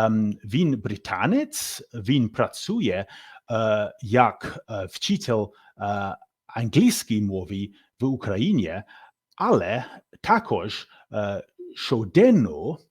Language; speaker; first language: Ukrainian; non-native, learner; English